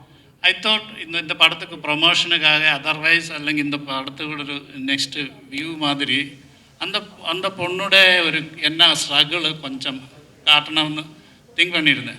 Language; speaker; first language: Tamil; non-native, learner; Malayalam